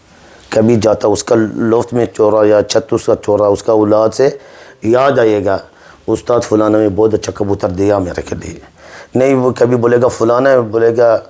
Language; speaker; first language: Hindi; non-native, learner; Arabic